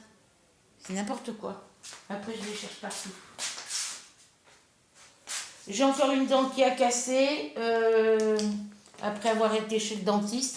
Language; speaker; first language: French; native; French